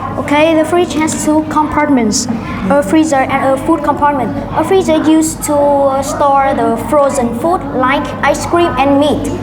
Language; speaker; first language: English; non-native, learner; Vietnamese